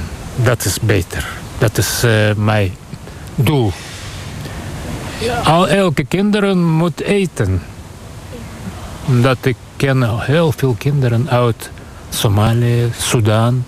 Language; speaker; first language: Dutch; non-native, learner; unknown